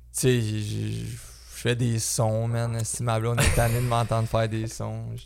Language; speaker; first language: French; native; French